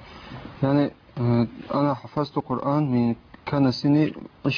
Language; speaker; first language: Arabic; non-native, learner; Tajik